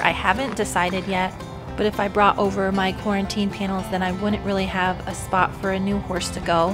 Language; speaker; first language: English; native; English